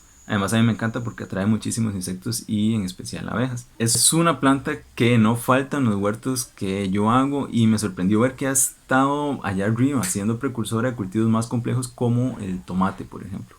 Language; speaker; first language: Spanish; native; Spanish